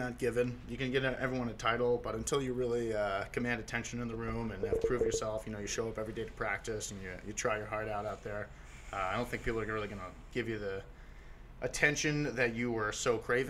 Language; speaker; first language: English; native; English